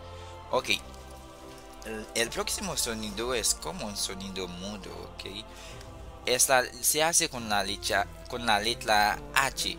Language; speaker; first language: Spanish; non-native, fluent; Haitian Creole